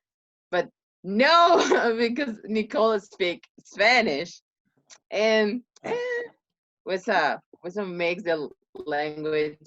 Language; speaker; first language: English; non-native, learner; Spanish